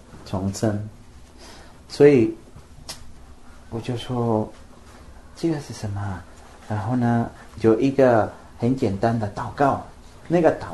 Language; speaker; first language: Chinese; non-native, fluent; Spanish